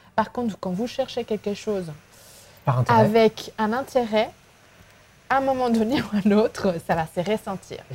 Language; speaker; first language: French; non-native, fluent; Spanish